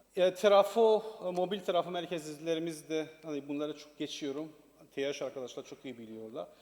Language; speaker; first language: Turkish; non-native, learner; Persian